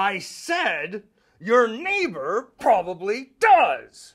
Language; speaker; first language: English; native; English